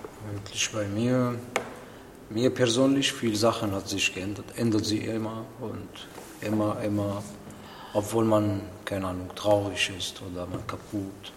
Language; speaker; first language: German; non-native, learner; Arabic